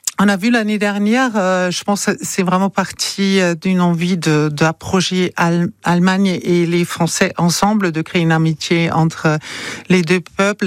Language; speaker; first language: French; non-native, fluent; German